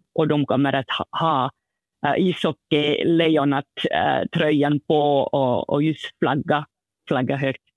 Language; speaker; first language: Swedish; non-native, fluent; French